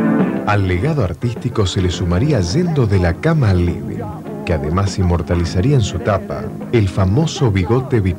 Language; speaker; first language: Spanish; native; Spanish